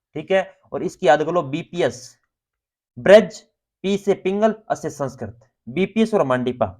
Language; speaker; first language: Hindi; native; Hindi